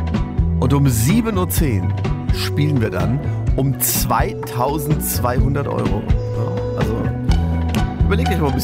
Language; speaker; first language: German; native; German